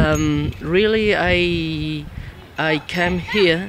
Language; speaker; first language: English; non-native, learner; Spanish